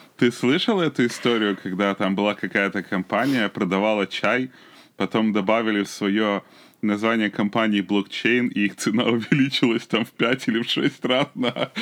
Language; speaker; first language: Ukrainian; non-native, local second language; Russian